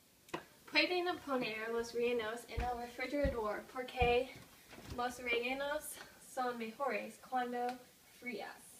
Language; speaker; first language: Spanish; non-native, learner; English